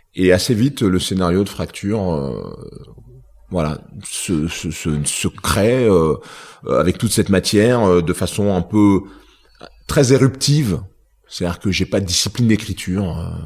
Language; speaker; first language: French; native; French